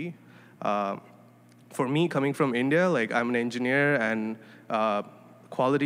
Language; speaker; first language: English; non-native, local second language; Tamil